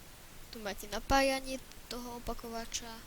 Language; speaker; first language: Slovak; native; Slovak